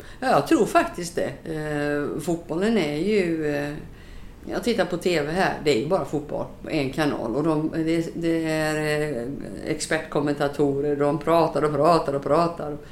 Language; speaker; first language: Swedish; native; Swedish